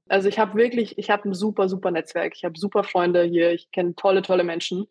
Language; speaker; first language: German; early bilingual, other home language; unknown